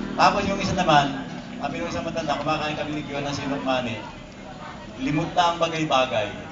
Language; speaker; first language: Filipino; native; Filipino